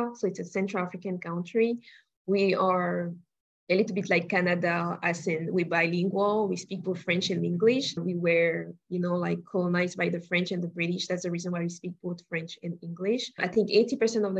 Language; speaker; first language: English; non-native, local second language; French